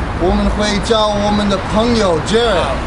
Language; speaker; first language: Chinese; non-native, learner; English